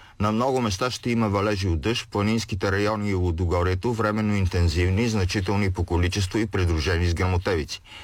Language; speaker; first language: Bulgarian; native; Bulgarian